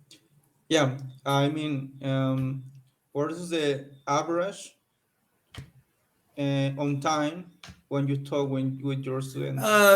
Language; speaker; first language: English; non-native, learner; Spanish